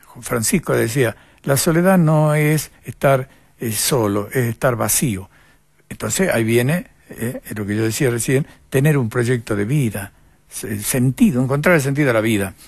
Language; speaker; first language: Spanish; native; Spanish